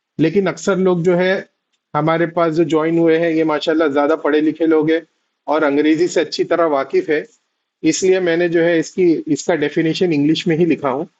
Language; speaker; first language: Urdu; native; Urdu